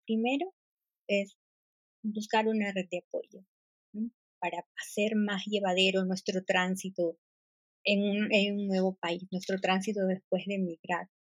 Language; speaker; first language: Spanish; native; Spanish